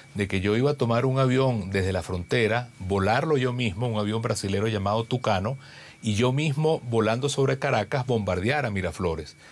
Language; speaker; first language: Spanish; native; Spanish